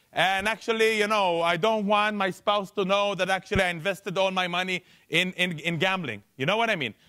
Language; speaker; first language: English; non-native, fluent; Hebrew